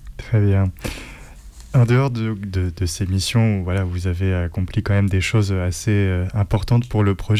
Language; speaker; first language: French; native; French